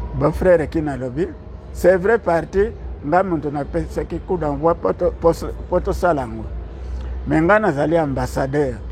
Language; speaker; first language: Lingala; non-native, local second language; Kongo